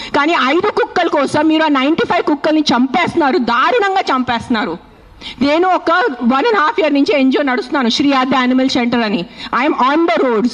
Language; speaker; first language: Telugu; non-native, fluent; Marathi